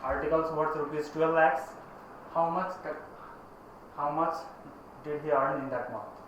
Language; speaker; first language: English; non-native, local second language; Nepali